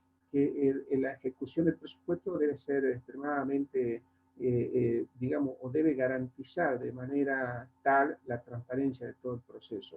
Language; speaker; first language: Spanish; native; Spanish